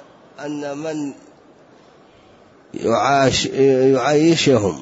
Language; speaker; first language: Arabic; native; Arabic